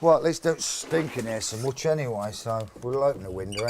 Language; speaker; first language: English; native; English